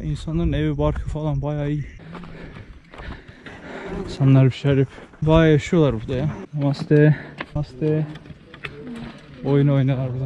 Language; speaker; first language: Turkish; native; Turkish